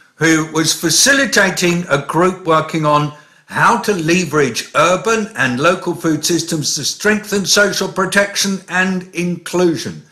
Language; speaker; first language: English; native; English